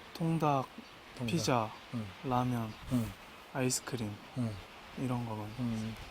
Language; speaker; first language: Korean; native; Korean